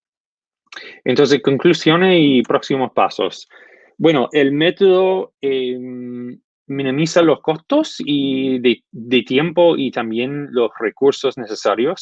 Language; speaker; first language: Spanish; non-native, fluent; English